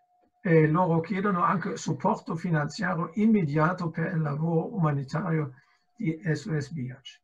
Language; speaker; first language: Italian; non-native, fluent; German